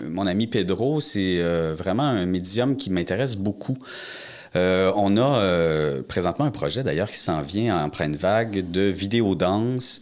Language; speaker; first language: French; native; French